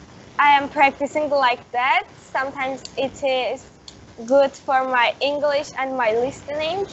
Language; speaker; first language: English; non-native, learner; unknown